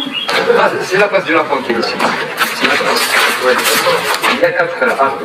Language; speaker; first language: French; non-native, learner; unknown